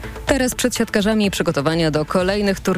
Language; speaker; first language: Polish; native; Polish